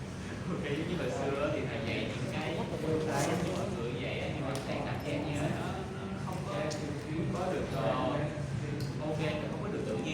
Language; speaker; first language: Vietnamese; native; Vietnamese